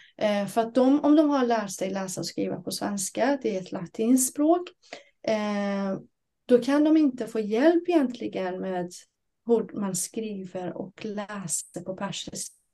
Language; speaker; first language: Swedish; non-native, fluent; Persian